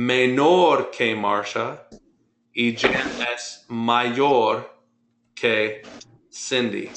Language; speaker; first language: Spanish; non-native, fluent; English